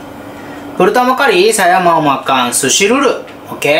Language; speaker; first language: Indonesian; non-native, learner; Japanese